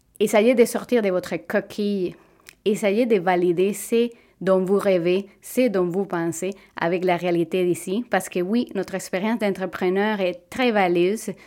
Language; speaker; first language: French; non-native, fluent; Spanish